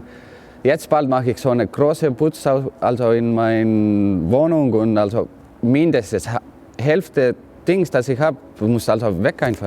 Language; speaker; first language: German; non-native, learner; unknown